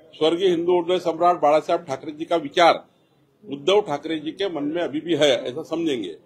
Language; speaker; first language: Hindi; non-native, local second language; Marathi